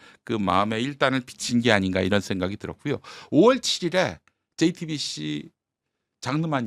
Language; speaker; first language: Korean; native; Korean